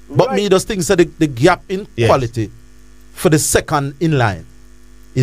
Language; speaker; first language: English; native; English